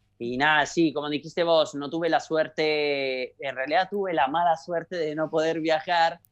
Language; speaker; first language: Spanish; non-native, fluent; Italian